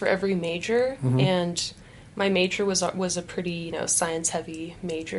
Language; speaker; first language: English; native; English